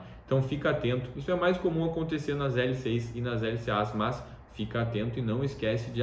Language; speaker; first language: Portuguese; native; Portuguese